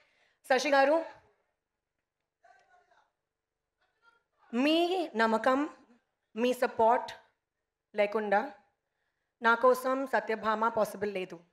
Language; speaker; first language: Telugu; non-native, learner; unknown